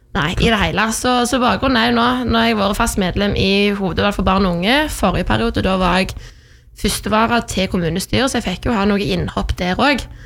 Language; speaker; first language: Norwegian; native; Norwegian